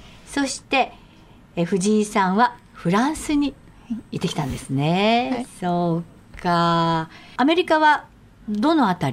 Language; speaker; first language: Japanese; native; Japanese